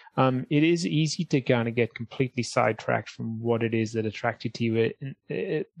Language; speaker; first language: English; native; English